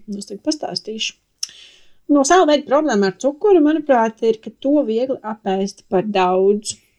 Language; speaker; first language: Latvian; non-native, local second language; Russian